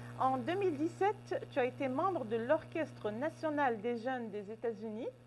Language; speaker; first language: French; non-native, local second language; Kabyle